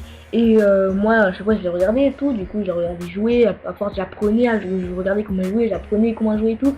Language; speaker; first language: French; native; French